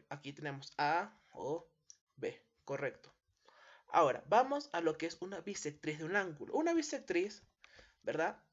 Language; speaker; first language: Spanish; native; Spanish